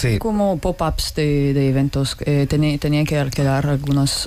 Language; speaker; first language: Spanish; non-native, learner; Russian